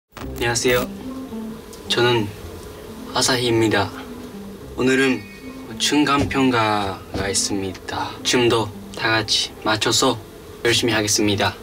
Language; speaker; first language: Korean; non-native, learner; Japanese